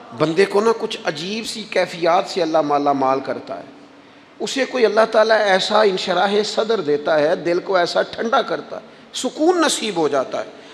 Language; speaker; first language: Urdu; non-native, local second language; Punjabi